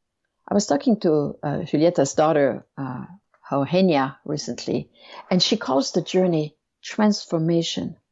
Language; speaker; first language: English; non-native, fluent; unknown